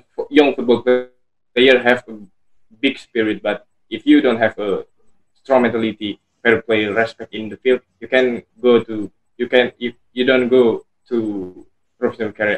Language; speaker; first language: English; non-native, learner; Indonesian